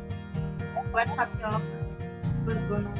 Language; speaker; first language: Turkish; non-native, learner; Indonesian